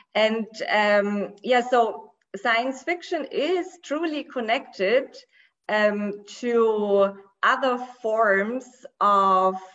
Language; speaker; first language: English; non-native, fluent; Portuguese